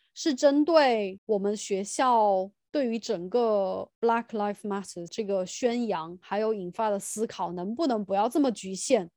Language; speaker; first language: Chinese; native; Chinese